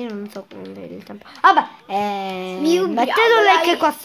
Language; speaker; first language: Italian; native; Italian